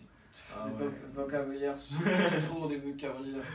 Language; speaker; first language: French; non-native, learner; Spanish